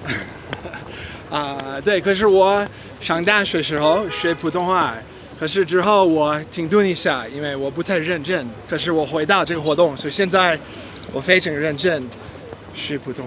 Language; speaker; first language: Chinese; non-native, learner; English